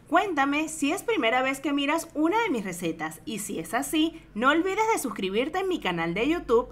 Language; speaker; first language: Spanish; native; Spanish